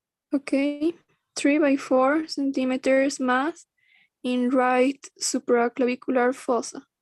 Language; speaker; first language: English; non-native, learner; Spanish